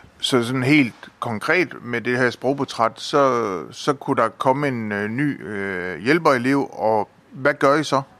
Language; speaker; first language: Danish; native; Danish